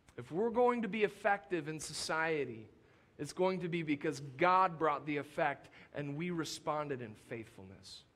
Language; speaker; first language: English; native; English